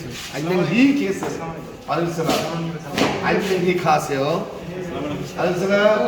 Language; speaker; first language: Korean; non-native, learner; Bangla